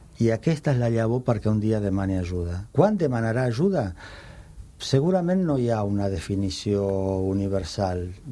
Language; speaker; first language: Catalan; non-native, fluent; Spanish